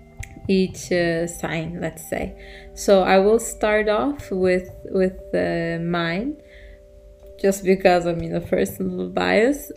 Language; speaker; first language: English; non-native, fluent; Turkish